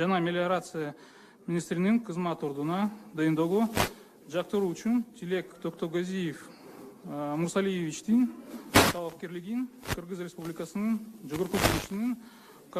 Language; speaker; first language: Kyrgyz; non-native, local second language; Russian